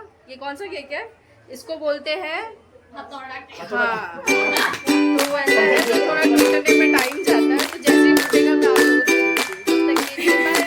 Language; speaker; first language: Hindi; native; Hindi